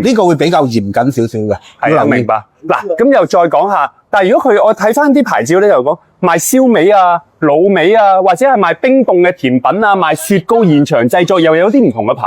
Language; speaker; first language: Cantonese; native; Cantonese